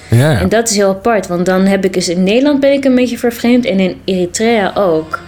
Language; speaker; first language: Dutch; early bilingual, other home language; Tigrinya